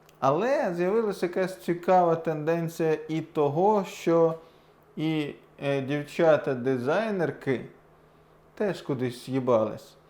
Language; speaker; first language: Ukrainian; non-native, local second language; Russian